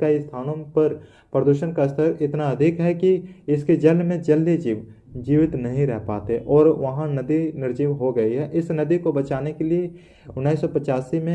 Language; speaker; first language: Hindi; native; Hindi